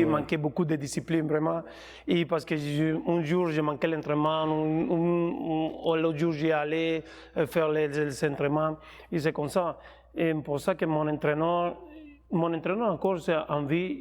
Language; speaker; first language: French; non-native, fluent; Spanish